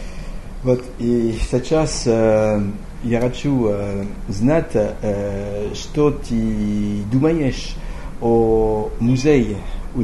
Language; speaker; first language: Russian; non-native, learner; French